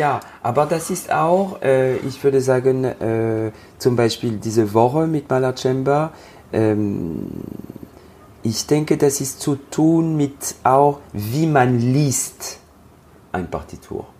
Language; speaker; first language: German; non-native, learner; French